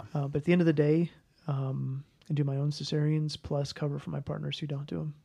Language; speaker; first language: English; native; English